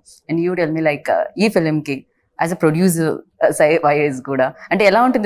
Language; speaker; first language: Telugu; native; Telugu